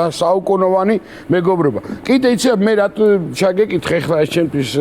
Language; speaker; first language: Georgian; native; Georgian